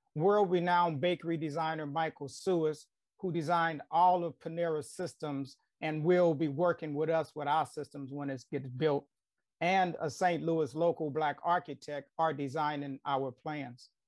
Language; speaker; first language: English; native; English